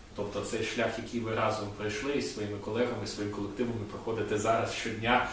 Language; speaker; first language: Ukrainian; native; Ukrainian